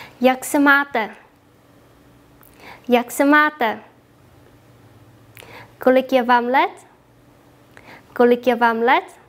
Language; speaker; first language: Czech; non-native, fluent; Vietnamese